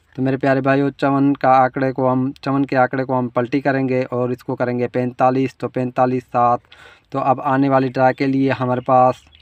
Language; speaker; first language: Urdu; non-native, local second language; Punjabi